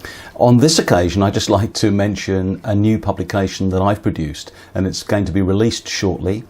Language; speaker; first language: English; native; English